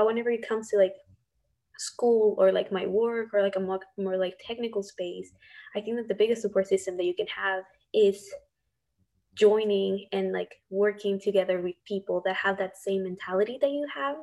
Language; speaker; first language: English; non-native, fluent; Spanish